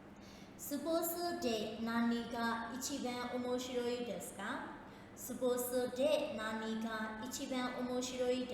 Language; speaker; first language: Japanese; non-native, fluent; Burmese